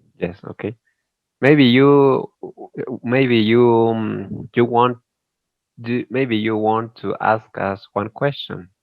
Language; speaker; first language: English; non-native, learner; Spanish